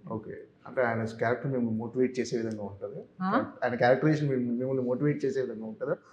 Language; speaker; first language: Telugu; native; Telugu